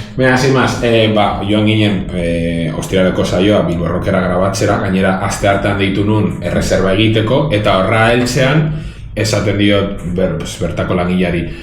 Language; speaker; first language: Basque; non-native, local second language; Spanish